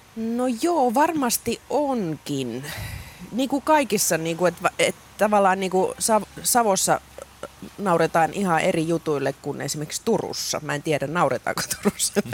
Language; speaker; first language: Finnish; non-native, local second language; Swedish